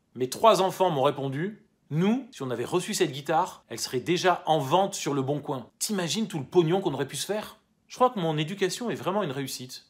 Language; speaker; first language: French; native; French